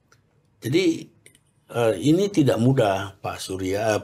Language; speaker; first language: Indonesian; native; Indonesian